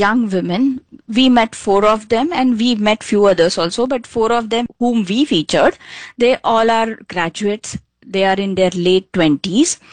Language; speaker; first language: English; non-native, local second language; Marathi